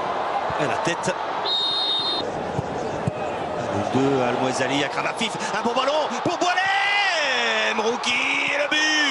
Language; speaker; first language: French; native; French